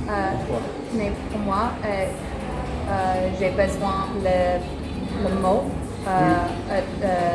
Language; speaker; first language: French; non-native, learner; English